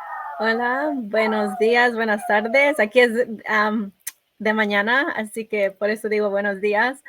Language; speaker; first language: Spanish; early bilingual, other home language; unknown